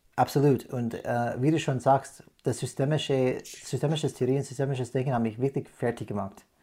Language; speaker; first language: German; non-native, fluent; English